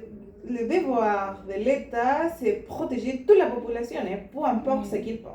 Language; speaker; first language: French; non-native, learner; Spanish